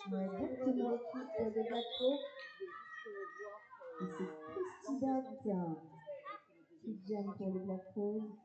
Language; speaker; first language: French; native; French